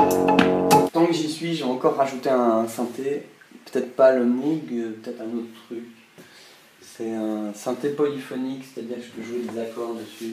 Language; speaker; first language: French; native; French